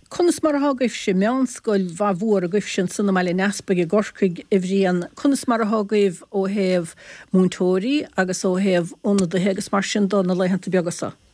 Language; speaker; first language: Irish; native; Irish